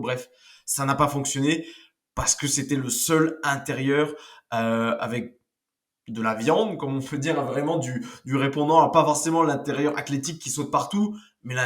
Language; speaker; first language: French; native; French